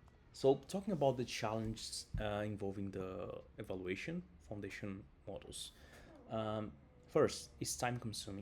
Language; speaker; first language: English; non-native, fluent; Portuguese